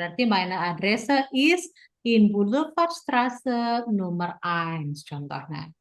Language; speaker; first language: German; non-native, fluent; Indonesian